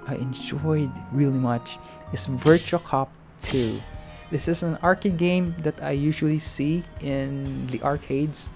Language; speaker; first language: English; non-native, local second language; Hiligaynon